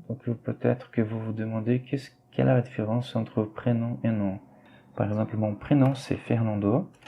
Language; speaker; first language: French; non-native, fluent; Portuguese